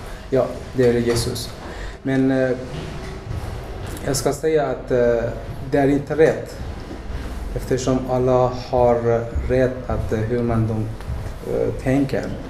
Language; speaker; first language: Swedish; non-native, learner; Persian